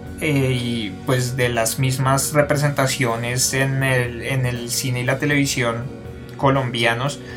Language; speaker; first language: Spanish; native; Spanish